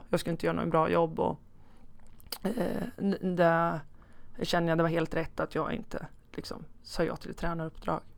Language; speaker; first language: Swedish; native; Swedish